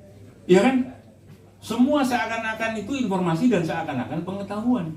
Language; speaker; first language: Indonesian; non-native, local second language; Javanese